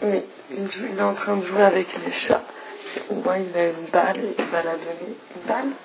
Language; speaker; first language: French; non-native, fluent; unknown